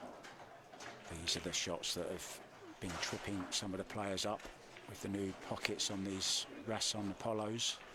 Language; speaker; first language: English; native; English